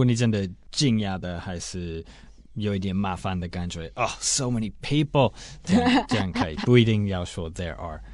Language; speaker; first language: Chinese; non-native, fluent; English